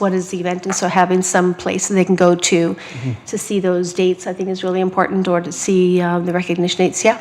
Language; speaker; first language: English; native; English